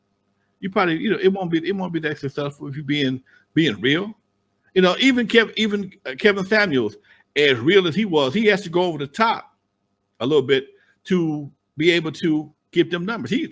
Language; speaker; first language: English; native; English